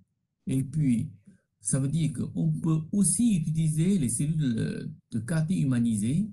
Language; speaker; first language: French; non-native, fluent; Chinese